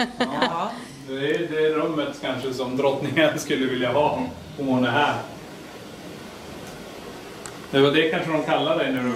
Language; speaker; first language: Swedish; native; Swedish